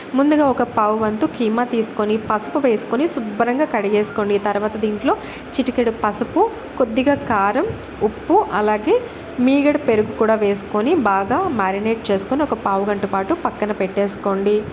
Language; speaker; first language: Telugu; native; Telugu